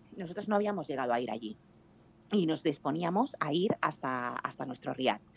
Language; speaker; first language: Spanish; native; Spanish